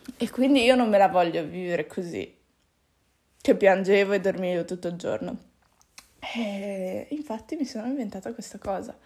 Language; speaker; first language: Italian; native; Italian